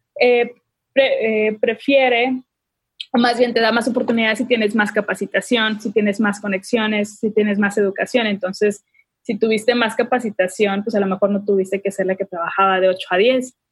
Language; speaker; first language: Spanish; native; Spanish